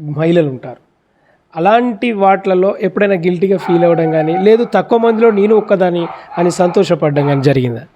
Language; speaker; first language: Telugu; native; Telugu